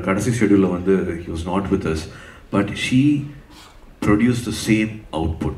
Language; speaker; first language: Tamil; native; Tamil